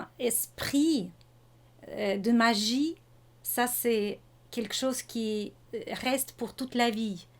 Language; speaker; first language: French; non-native, fluent; Russian